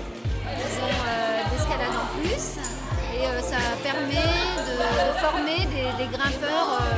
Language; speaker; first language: French; native; French